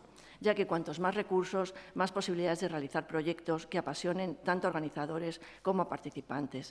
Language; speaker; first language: Spanish; native; Spanish